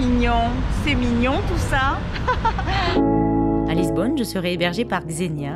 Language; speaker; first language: French; native; French